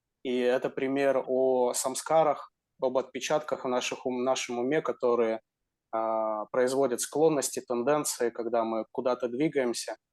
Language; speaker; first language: Russian; native; Russian